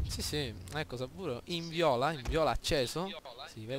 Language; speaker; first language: Italian; native; Italian